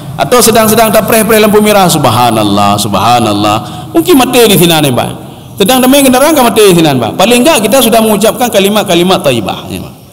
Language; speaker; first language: Malay; non-native, local second language; Achinese